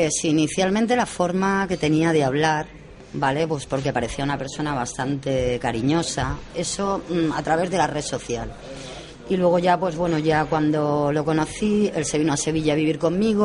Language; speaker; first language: Spanish; native; Spanish